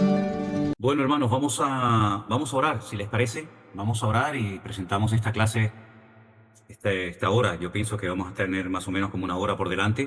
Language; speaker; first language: Spanish; native; Spanish